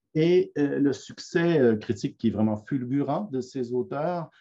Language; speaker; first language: French; native; French